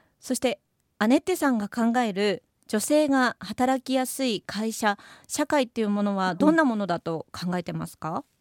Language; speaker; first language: Japanese; native; Japanese